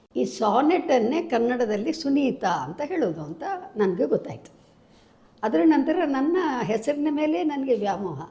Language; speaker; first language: Kannada; non-native, local second language; Tulu